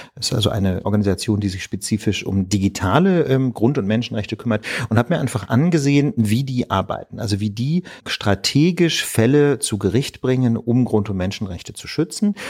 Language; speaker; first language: German; native; German